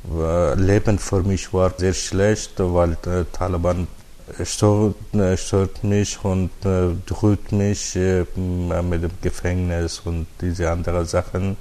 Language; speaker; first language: German; non-native, learner; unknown